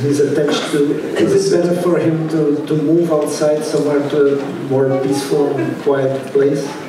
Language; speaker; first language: English; non-native, fluent; Czech